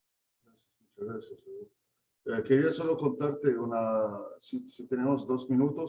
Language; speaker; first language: Spanish; non-native, fluent; Arabic